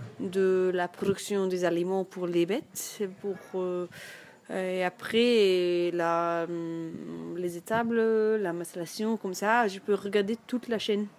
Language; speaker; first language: French; non-native, learner; German